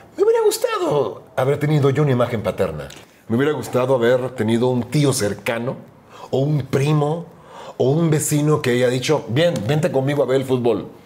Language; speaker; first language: Spanish; native; Spanish